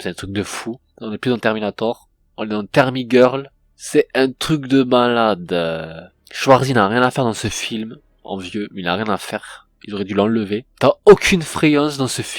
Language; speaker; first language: French; native; French